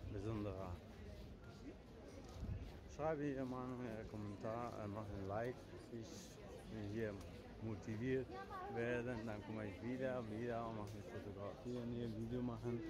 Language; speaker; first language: German; non-native, learner; Persian